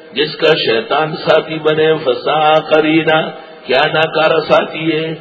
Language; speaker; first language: Urdu; non-native, local second language; Pashto